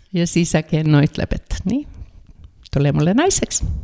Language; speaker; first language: Estonian; non-native, fluent; Latvian